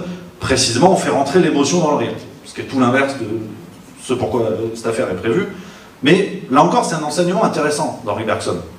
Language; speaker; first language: French; native; French